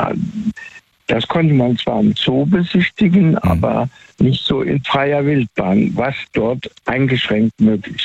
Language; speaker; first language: German; native; German